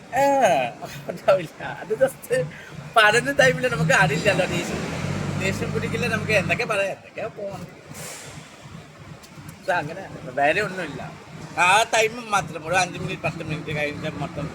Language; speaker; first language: Malayalam; non-native, learner; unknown